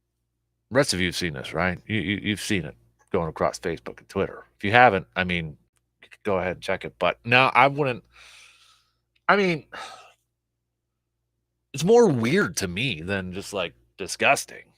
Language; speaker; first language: English; native; English